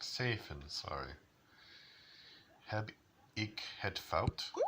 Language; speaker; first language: Dutch; non-native, learner; English